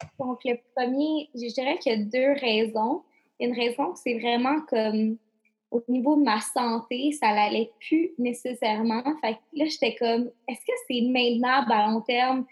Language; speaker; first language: French; native; French